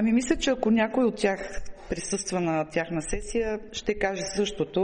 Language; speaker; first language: Bulgarian; native; Bulgarian